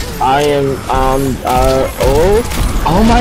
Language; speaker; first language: English; native; English